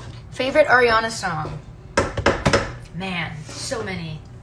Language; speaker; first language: English; early bilingual, other home language; Italian